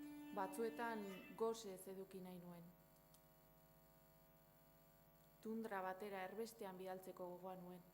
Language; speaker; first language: Basque; native; Basque